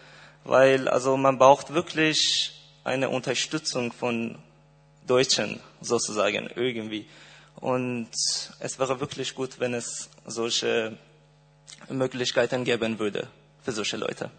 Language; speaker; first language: German; non-native, fluent; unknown